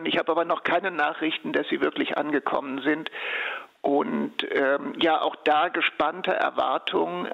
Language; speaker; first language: German; native; German